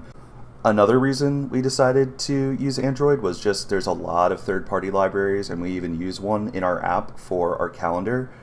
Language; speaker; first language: English; native; English